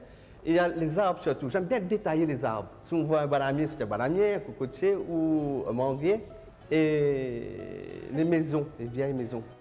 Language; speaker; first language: French; non-native, local second language; Morisyen